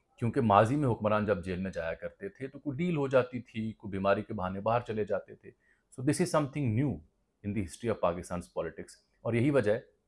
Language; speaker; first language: Urdu; native; Urdu